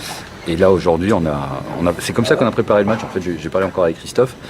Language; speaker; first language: French; native; French